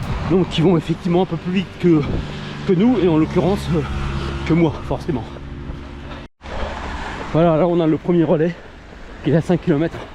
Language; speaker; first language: French; native; French